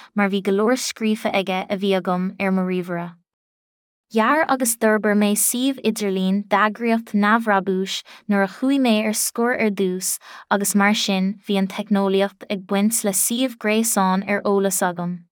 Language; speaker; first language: Irish; non-native, local second language; English